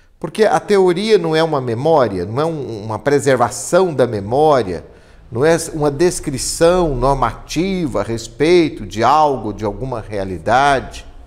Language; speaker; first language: Portuguese; native; Portuguese